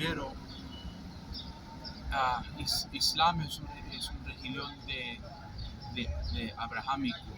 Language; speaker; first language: Spanish; non-native, fluent; English